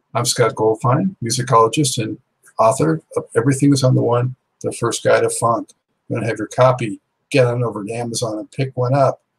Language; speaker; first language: English; native; English